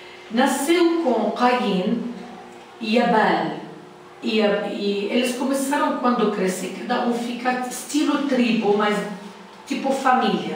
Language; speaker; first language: Portuguese; non-native, learner; Arabic